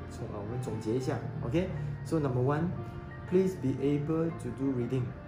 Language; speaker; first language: English; non-native, local second language; Chinese